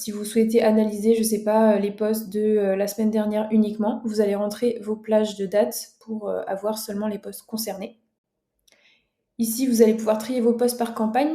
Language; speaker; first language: French; native; French